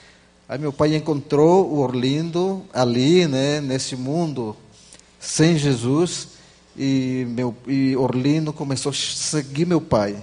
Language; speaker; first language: Portuguese; non-native, local second language; Ticuna